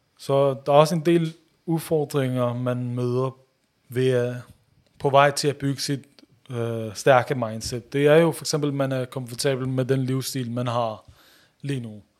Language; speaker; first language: Danish; early bilingual, other home language; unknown